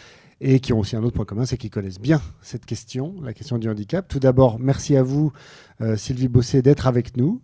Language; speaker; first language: French; native; French